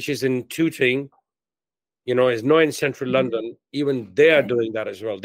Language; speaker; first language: English; non-native, local second language; Hindi